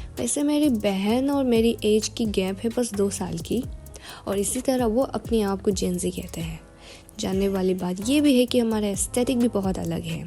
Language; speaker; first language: Hindi; non-native, local second language; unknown